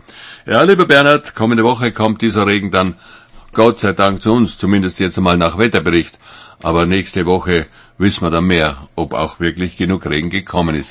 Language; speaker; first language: German; native; German